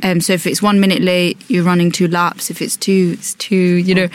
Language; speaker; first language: English; native; English